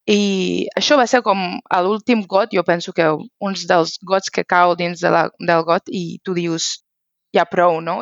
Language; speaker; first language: Catalan; non-native, fluent; Persian